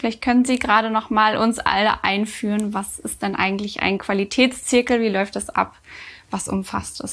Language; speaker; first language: German; native; German